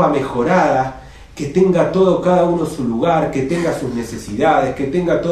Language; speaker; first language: Spanish; native; Spanish